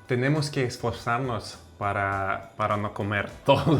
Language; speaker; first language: Spanish; non-native, fluent; Russian